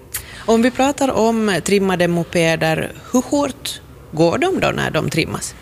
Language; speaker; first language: Swedish; native; Swedish